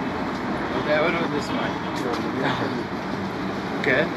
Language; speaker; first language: English; non-native, learner; Arabic